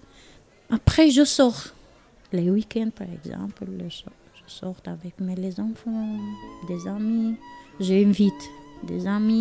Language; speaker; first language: French; non-native, learner; Albanian